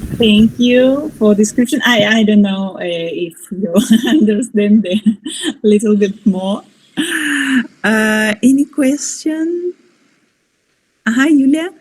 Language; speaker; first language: English; non-native, learner; Spanish